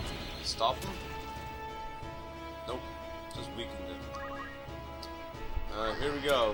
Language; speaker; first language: English; native; English